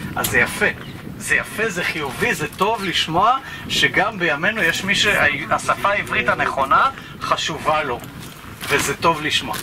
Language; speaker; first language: Hebrew; native; Hebrew